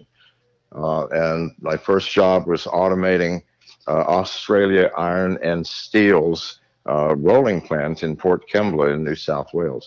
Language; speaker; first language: English; native; English